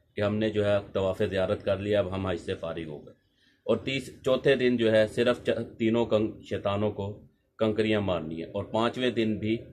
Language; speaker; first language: Urdu; non-native, local second language; Punjabi